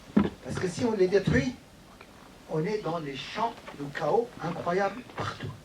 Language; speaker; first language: French; non-native, fluent; Persian